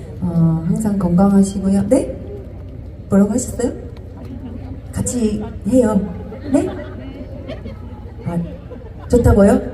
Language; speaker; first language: Korean; native; Korean